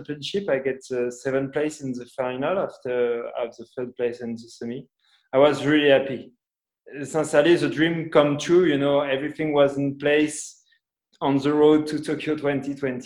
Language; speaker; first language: English; non-native, learner; French